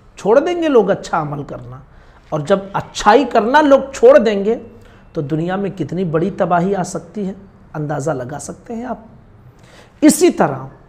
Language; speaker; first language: Hindi; native; Hindi